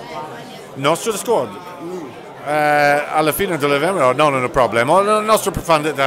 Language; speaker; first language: Italian; non-native, learner; English